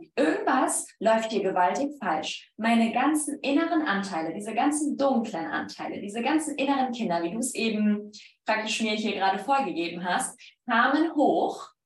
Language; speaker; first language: German; non-native, fluent; Polish